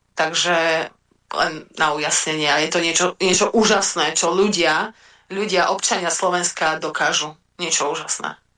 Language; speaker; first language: Slovak; native; Slovak